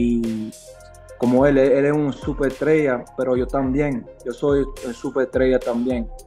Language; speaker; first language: Spanish; early bilingual, heritage; Spanish